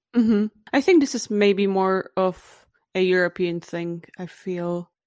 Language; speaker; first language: English; non-native, fluent; Czech